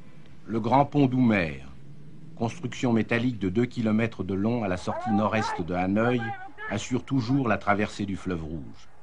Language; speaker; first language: French; native; French